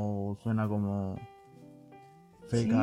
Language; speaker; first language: Spanish; native; Spanish